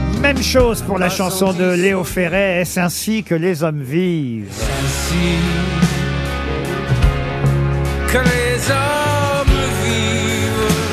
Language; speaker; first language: French; native; French